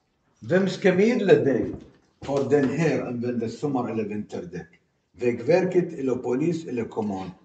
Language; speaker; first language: Swedish; non-native, learner; Arabic